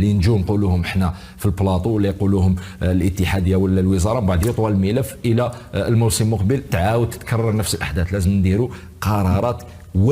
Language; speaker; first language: Arabic; native; Arabic